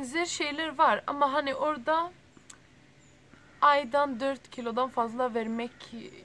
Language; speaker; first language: Turkish; early bilingual, heritage; Turkish